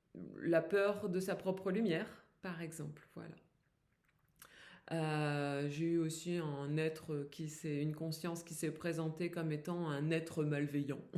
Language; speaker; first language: French; native; French